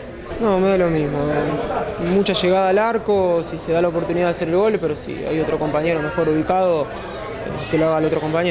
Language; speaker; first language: Spanish; native; Spanish